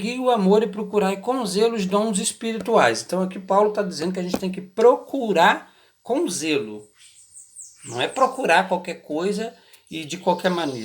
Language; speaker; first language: Portuguese; native; Portuguese